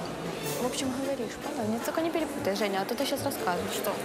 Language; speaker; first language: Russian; native; Russian